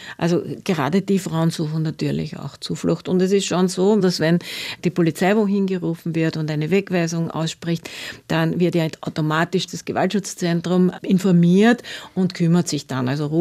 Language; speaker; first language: German; native; German